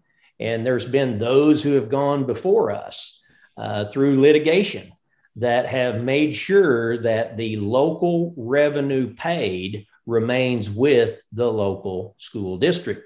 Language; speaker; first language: English; native; English